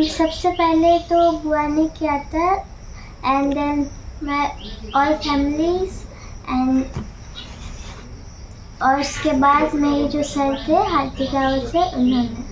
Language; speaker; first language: Hindi; non-native, local second language; Assamese